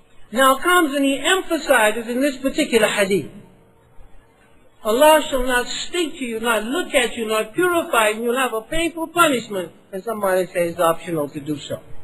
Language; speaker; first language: English; native; English